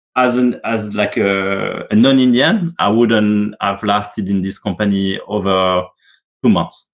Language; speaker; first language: English; non-native, fluent; French